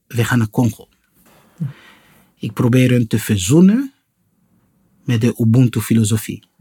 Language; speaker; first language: Dutch; non-native, fluent; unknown